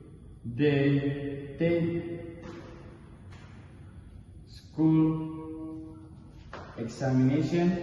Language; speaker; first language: English; non-native, learner; Indonesian